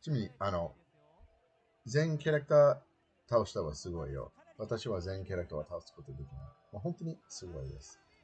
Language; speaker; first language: Japanese; non-native, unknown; English